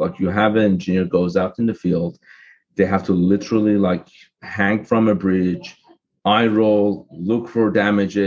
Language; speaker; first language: English; non-native, fluent; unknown